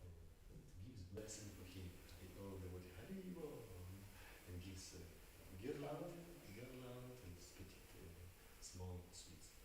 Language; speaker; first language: English; non-native, learner; Russian